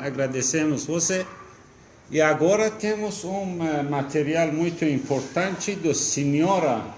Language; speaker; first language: Portuguese; non-native, fluent; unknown